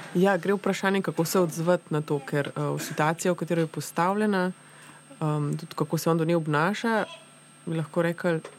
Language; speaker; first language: Slovenian; native; Slovenian